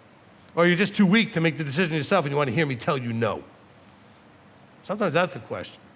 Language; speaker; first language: English; native; English